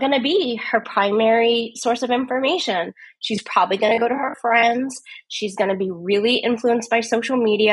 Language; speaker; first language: English; native; English